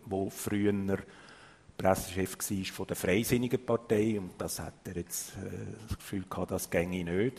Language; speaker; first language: German; native; German